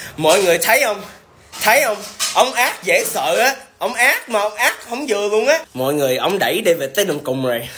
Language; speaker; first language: Vietnamese; early bilingual, heritage; Vietnamese